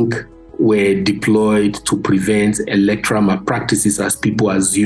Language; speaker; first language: English; non-native, local second language; Hausa